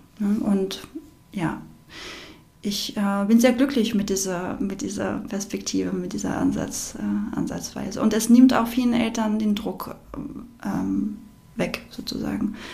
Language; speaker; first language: German; non-native, fluent; French